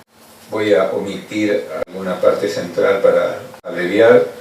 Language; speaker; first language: Spanish; native; Spanish